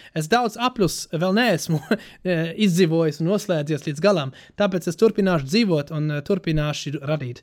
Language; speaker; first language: Latvian; non-native, fluent; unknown